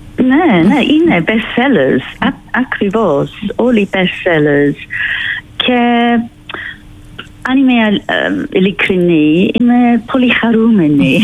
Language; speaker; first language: Greek; non-native, fluent; English